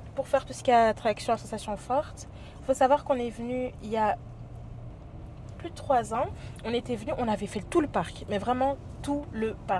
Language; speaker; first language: French; native; French